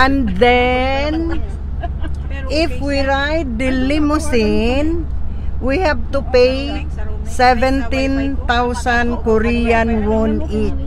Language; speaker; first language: English; non-native, local second language; Filipino